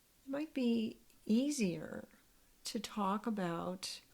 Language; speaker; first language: English; native; English